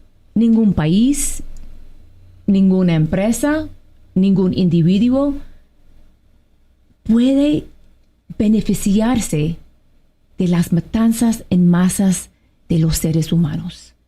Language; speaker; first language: Spanish; non-native, fluent; Arabic